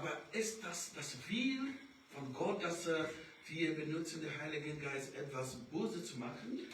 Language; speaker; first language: German; non-native, learner; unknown